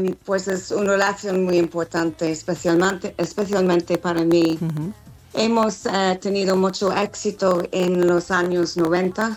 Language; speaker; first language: Spanish; non-native, fluent; English